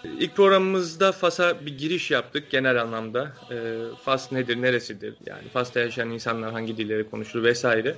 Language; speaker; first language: Turkish; native; Turkish